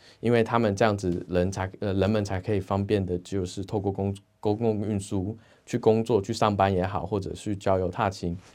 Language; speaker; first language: Chinese; native; Chinese